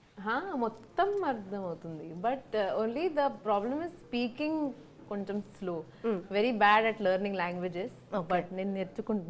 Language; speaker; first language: Telugu; non-native, learner; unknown